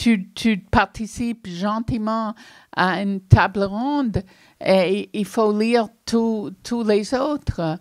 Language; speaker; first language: French; non-native, fluent; English